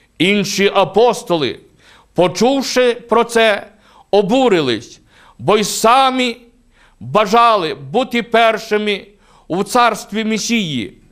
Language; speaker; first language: Ukrainian; native; Ukrainian